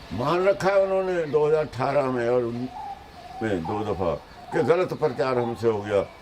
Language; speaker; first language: Hindi; non-native, local second language; Punjabi